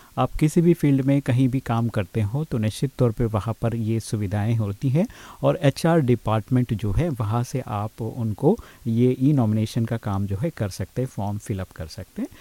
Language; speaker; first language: Hindi; native; Hindi